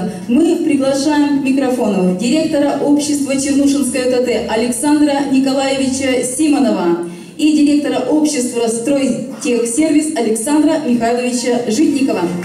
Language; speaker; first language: Russian; native; Russian